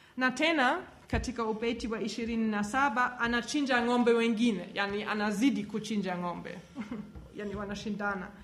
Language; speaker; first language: Swahili; non-native, fluent; German